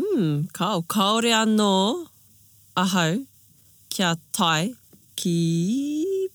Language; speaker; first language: Māori; non-native, local second language; English